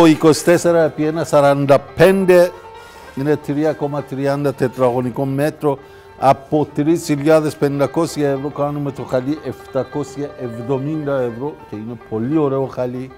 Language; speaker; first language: Greek; non-native, learner; Persian